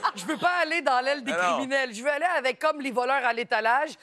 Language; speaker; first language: French; native; French